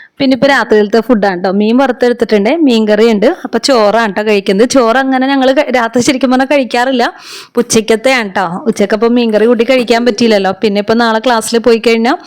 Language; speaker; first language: Malayalam; native; Malayalam